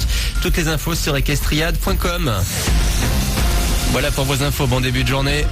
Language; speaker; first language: French; native; French